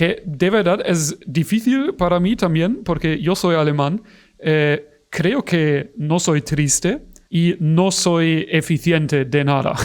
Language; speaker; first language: Spanish; non-native, fluent; German